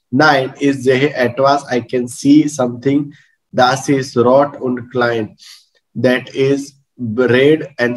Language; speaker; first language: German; non-native, learner; Hindi